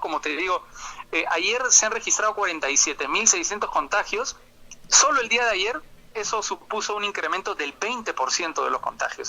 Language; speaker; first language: Spanish; native; Spanish